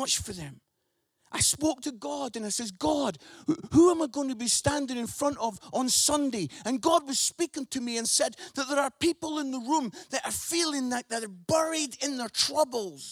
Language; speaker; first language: English; native; English